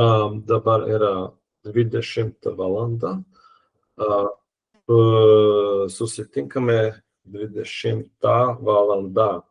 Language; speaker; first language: Lithuanian; non-native, learner; Latvian